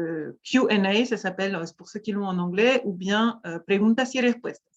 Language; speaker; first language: French; native; French